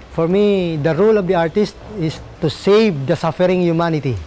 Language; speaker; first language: English; non-native, local second language; Waray